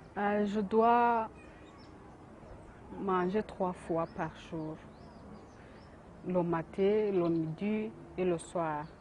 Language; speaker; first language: French; non-native, learner; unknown